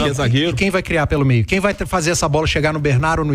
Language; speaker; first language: Portuguese; native; Portuguese